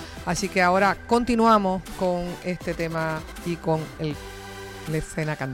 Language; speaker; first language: Spanish; native; Spanish